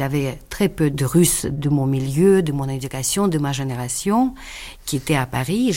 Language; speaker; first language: French; non-native, fluent; Russian